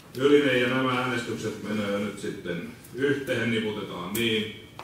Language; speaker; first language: Finnish; native; Finnish